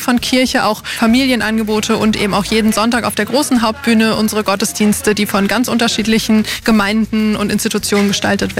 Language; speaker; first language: German; native; German